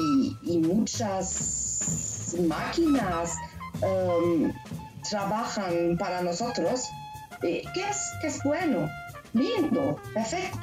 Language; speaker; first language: Spanish; non-native, learner; German